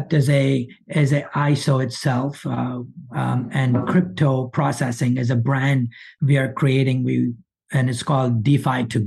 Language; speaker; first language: English; early bilingual, other home language; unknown